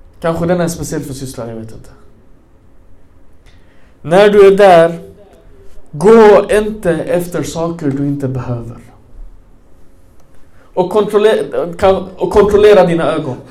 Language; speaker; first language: Swedish; early bilingual, other home language; Arabic